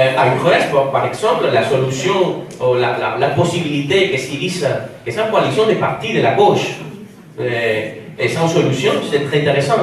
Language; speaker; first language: French; non-native, fluent; Spanish